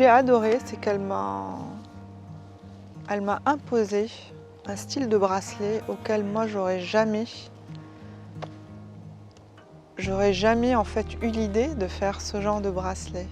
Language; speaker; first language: French; native; French